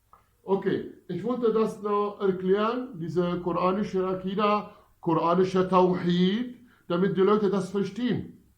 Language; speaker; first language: German; non-native, fluent; Arabic